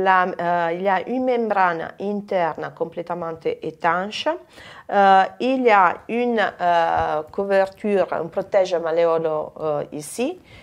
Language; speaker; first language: French; non-native, fluent; Italian